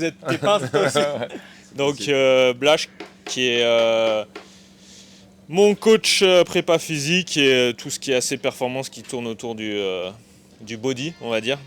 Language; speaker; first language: French; native; French